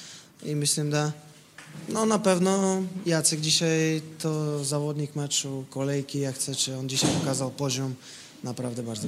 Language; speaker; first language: Polish; non-native, fluent; Russian